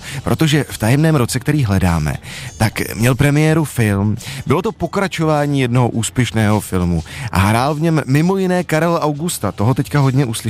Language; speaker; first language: Czech; native; Czech